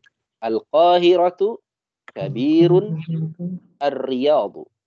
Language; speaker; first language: Arabic; non-native, fluent; Indonesian